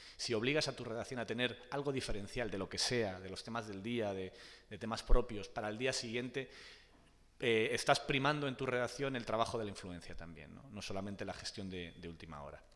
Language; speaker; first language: Spanish; native; Spanish